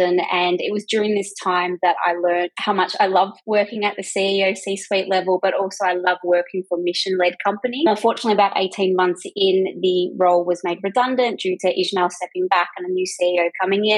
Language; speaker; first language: English; native; English